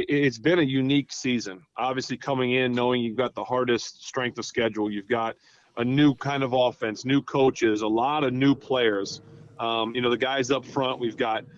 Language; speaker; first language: English; native; English